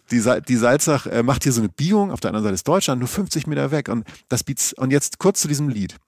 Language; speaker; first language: German; native; German